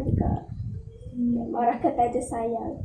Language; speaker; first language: Malay; native; Malay